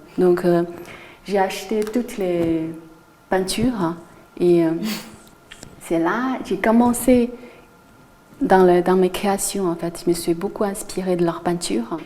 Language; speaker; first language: French; non-native, fluent; Chinese